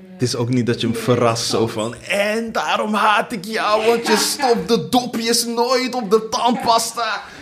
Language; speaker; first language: Dutch; early bilingual, other home language; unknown